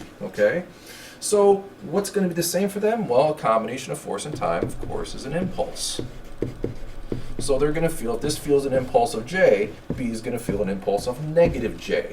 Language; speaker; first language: English; native; English